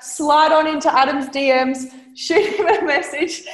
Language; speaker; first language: English; native; English